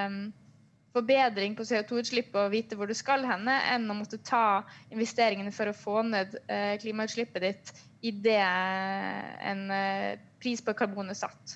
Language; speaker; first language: Norwegian; native; Norwegian